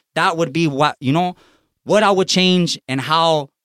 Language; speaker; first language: English; native; English